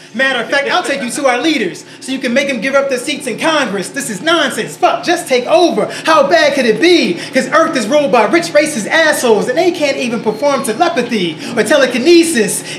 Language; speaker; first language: English; native; English